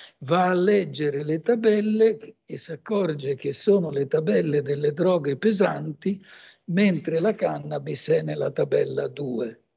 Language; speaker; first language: Italian; native; Italian